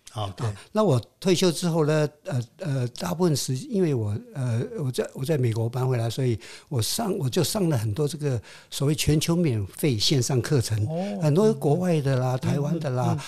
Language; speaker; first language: Chinese; non-native, local second language; Min Nan Chinese